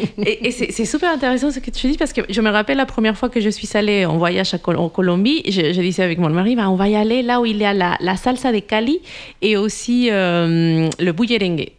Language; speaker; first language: French; non-native, fluent; Spanish